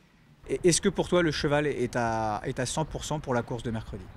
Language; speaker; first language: French; native; French